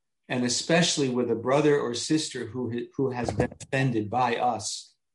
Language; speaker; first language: English; native; English